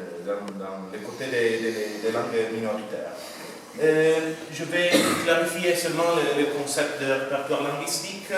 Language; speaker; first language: French; non-native, fluent; Italian